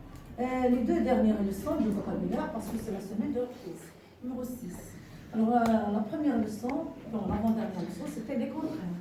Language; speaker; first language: French; non-native, local second language; Arabic